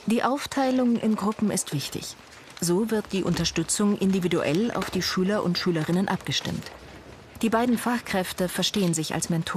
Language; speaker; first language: German; native; German